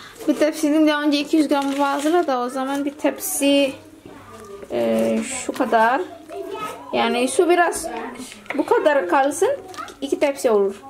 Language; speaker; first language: Turkish; non-native, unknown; Indonesian